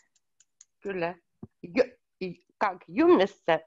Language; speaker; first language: Finnish; non-native, learner; Russian